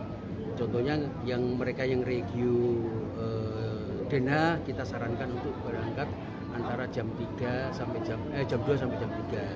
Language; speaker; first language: Indonesian; native; Indonesian